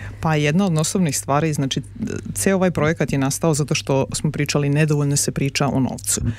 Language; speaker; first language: Serbian; native; Serbian